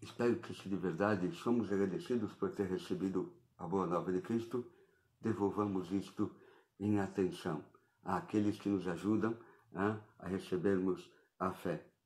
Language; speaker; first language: Portuguese; native; Portuguese